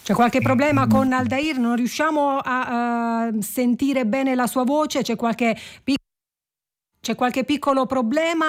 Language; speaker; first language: Italian; native; Italian